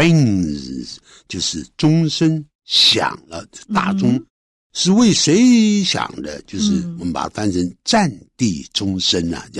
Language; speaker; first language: Chinese; native; Chinese